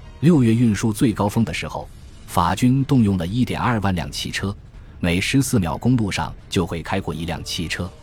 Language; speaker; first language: Chinese; native; Chinese